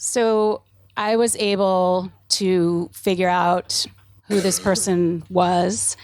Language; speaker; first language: English; native; English